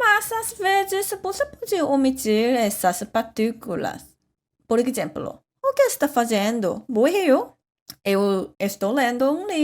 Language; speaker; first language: Portuguese; non-native, fluent; Korean